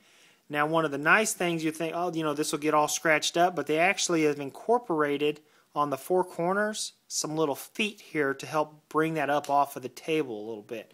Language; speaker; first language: English; native; English